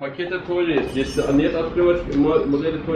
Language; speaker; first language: Russian; non-native, learner; Turkish